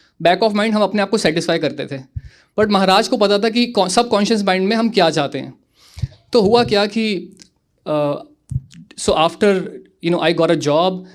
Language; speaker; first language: Hindi; native; Hindi